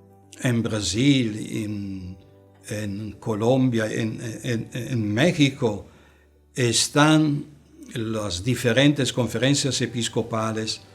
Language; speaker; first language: Spanish; non-native, fluent; Italian